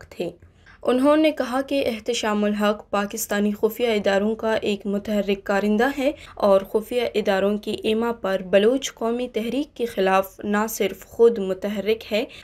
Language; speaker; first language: Urdu; non-native, local second language; Baluchi